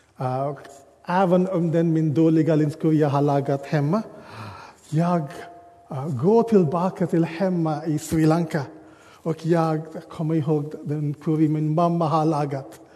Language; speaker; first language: Swedish; non-native, learner; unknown